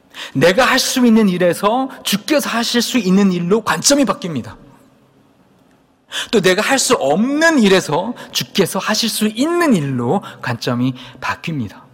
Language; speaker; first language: Korean; native; Korean